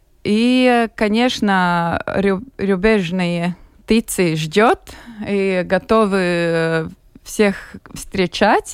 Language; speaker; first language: Russian; non-native, local second language; Latvian